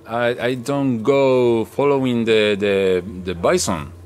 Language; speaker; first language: English; non-native, learner; Spanish